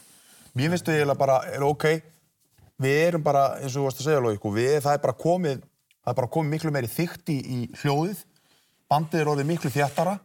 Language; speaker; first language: Icelandic; native; Icelandic